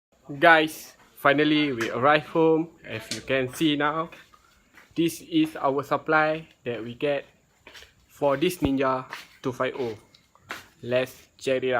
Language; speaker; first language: English; non-native, local second language; Malay